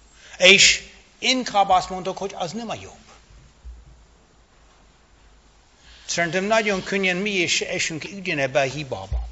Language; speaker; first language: Hungarian; non-native, fluent; English